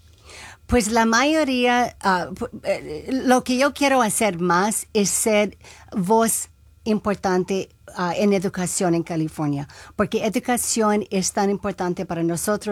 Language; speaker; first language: Spanish; non-native, local second language; English